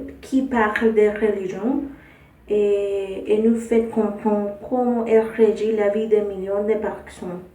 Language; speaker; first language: French; non-native, learner; Spanish